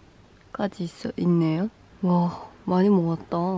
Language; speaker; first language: Korean; non-native, fluent; Japanese